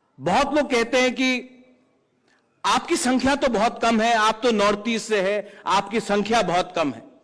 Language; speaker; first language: Hindi; non-native, local second language; Kok Borok